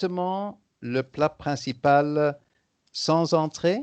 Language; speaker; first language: French; native; French